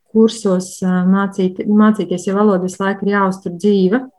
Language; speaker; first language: Latvian; native; Latvian